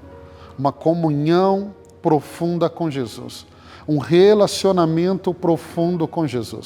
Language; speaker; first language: Portuguese; native; Portuguese